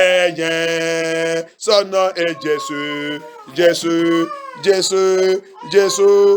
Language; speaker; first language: French; non-native, learner; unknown